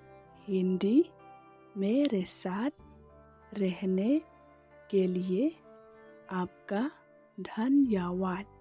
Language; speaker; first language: Hindi; non-native, local second language; Khasi